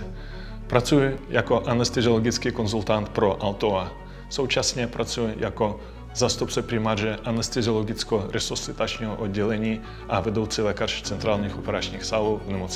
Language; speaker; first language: Czech; non-native, fluent; Russian